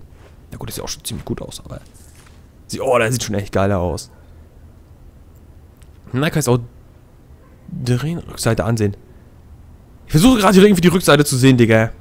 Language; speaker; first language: German; native; German